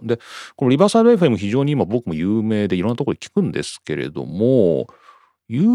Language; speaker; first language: Japanese; native; Japanese